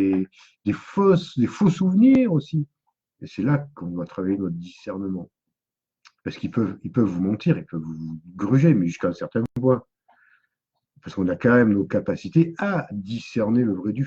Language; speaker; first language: French; native; French